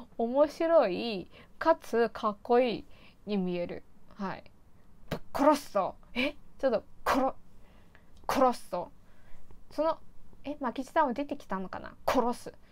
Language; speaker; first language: Japanese; non-native, fluent; Chinese